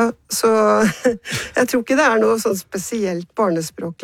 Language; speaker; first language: Norwegian; native; Norwegian